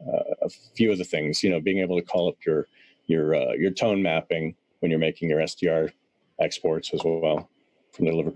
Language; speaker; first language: English; native; English